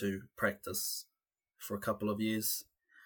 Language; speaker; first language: English; native; English